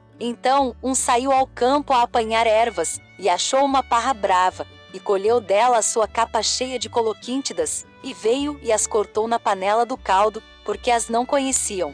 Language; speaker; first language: Portuguese; native; Portuguese